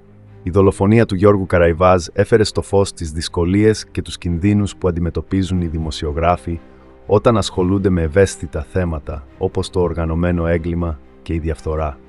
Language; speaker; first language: Greek; native; Greek